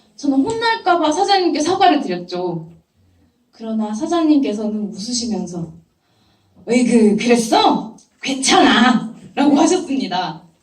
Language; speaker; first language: Korean; non-native, fluent; Japanese